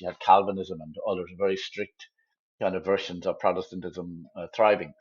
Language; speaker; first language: English; native; English